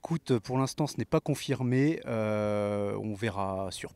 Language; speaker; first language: French; native; French